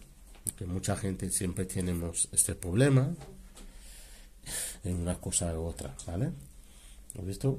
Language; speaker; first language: Spanish; non-native, learner; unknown